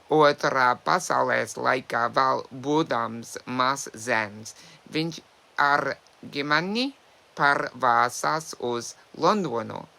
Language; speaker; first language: Latvian; non-native, learner; English